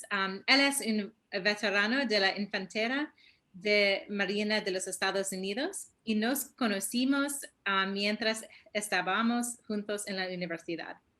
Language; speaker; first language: Spanish; early bilingual, heritage; Spanish